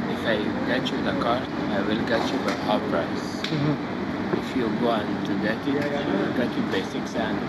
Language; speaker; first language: English; non-native, learner; Arabic